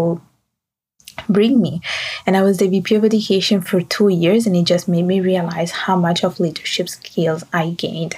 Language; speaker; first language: English; non-native, fluent; Italian